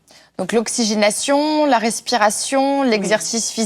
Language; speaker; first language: French; native; French